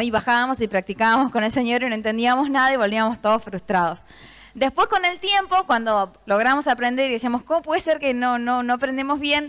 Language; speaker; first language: Spanish; native; Spanish